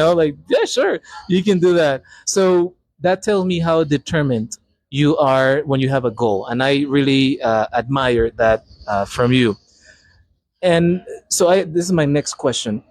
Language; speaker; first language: English; non-native, fluent; Spanish